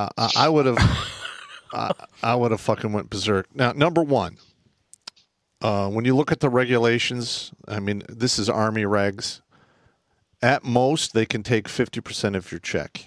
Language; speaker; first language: English; native; English